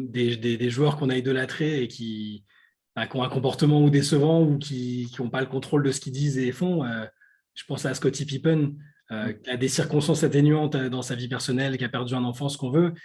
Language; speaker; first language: French; native; French